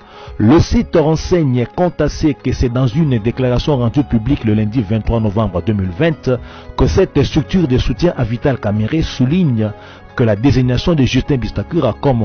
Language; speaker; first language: French; native; French